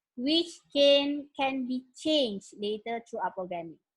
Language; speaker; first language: English; non-native, local second language; Malay